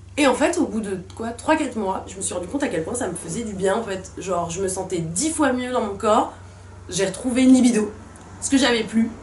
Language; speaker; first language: French; native; French